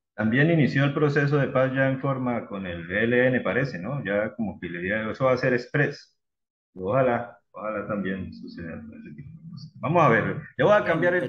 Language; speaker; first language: Spanish; native; Spanish